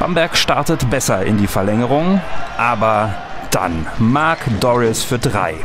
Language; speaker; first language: German; native; German